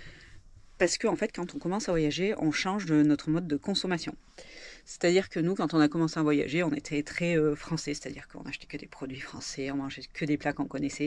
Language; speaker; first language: French; native; French